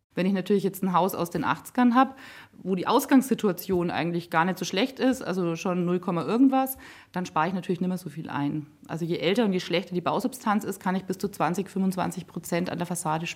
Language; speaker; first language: German; native; German